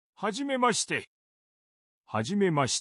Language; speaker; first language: Japanese; non-native, learner; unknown